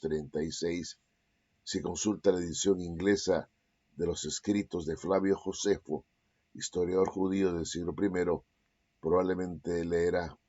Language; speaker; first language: Spanish; native; Spanish